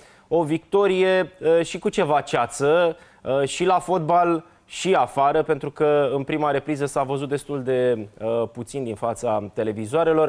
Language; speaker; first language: Romanian; native; Romanian